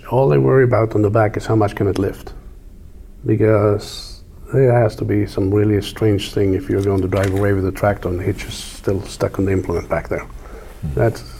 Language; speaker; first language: English; non-native, fluent; Swedish